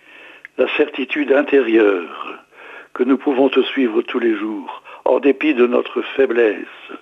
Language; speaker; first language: French; native; French